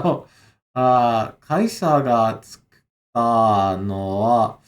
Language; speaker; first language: Japanese; non-native, learner; English